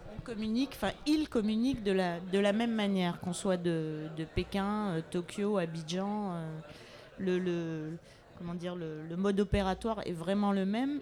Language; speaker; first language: French; native; French